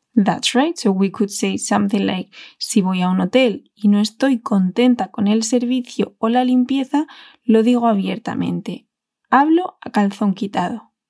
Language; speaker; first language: Spanish; native; Spanish